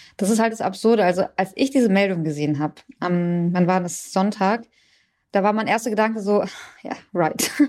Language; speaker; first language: German; early bilingual, other home language; Persian